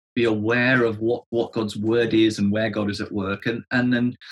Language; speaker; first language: English; native; English